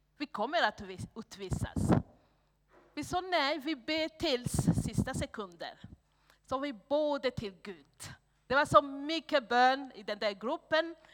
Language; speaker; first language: Swedish; non-native, fluent; Rundi